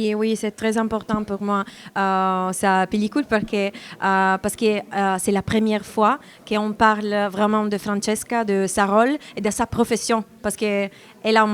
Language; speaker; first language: French; non-native, learner; Italian